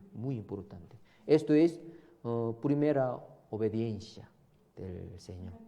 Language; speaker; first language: Spanish; non-native, learner; Korean